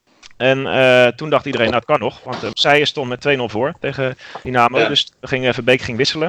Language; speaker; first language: Dutch; native; Dutch